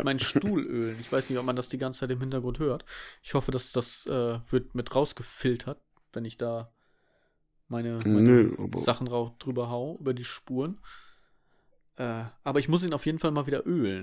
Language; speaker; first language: German; native; German